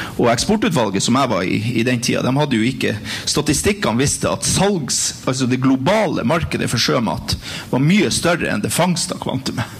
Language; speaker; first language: Norwegian; native; Norwegian